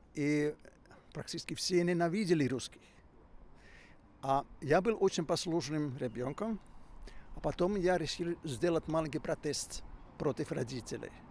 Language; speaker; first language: Russian; non-native, fluent; Finnish